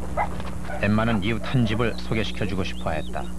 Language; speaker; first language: Korean; native; Korean